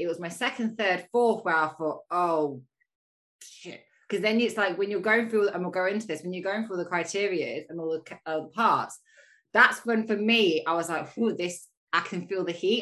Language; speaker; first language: English; native; English